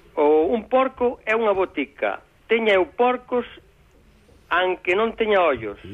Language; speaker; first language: Galician; native; Galician